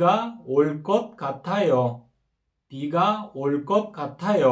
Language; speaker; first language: Korean; non-native, fluent; Kyrgyz